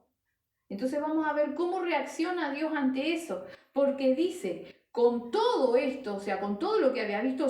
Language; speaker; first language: Spanish; native; Spanish